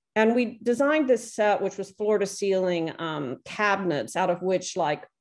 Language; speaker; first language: English; native; English